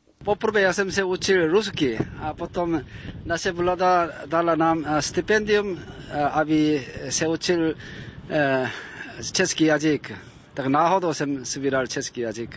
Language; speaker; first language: Czech; non-native, learner; Korean